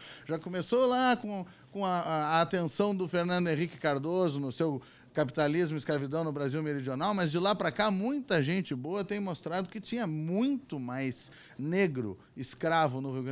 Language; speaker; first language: Portuguese; native; Portuguese